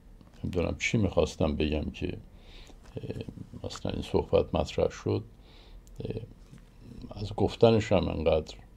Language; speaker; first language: Persian; native; Persian